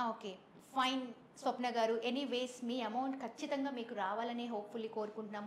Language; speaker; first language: Telugu; native; Telugu